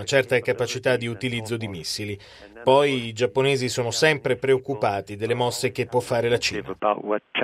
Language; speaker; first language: Italian; non-native, fluent; English